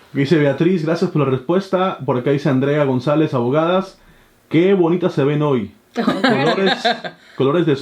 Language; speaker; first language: Spanish; native; Spanish